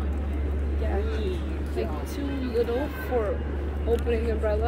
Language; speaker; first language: English; non-native, learner; Italian